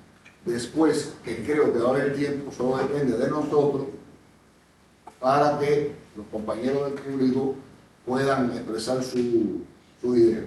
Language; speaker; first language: Spanish; native; Spanish